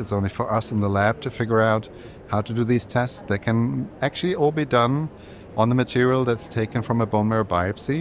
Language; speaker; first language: English; non-native, fluent; German